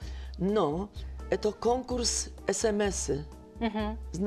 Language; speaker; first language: Russian; non-native, fluent; Polish